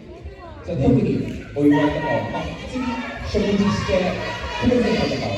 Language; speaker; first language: Japanese; non-native, fluent; Filipino